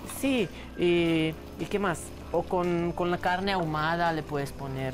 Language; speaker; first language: Spanish; non-native, fluent; Romanian